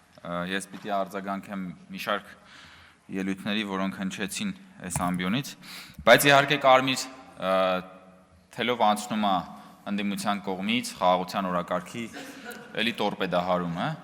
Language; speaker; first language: Armenian; native; Armenian